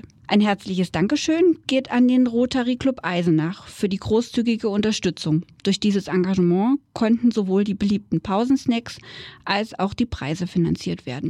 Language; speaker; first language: German; native; German